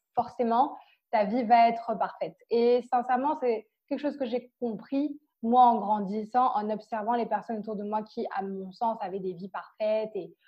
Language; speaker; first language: French; native; French